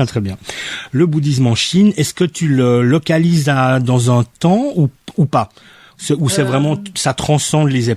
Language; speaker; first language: French; native; French